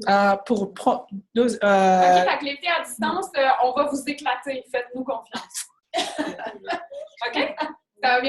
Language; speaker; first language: French; native; French